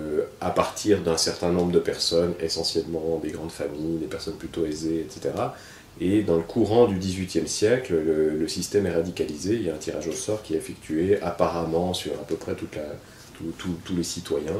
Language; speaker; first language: French; native; French